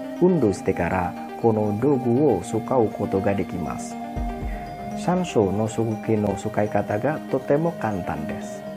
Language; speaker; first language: Japanese; non-native, learner; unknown